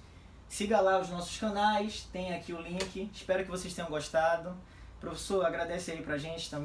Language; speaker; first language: Portuguese; native; Portuguese